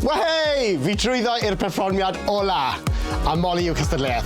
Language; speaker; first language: Welsh; native; Welsh